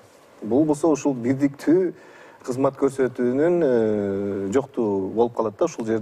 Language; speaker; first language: Kyrgyz; native; Kyrgyz